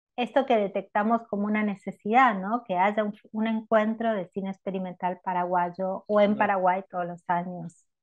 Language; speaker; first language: Spanish; native; Spanish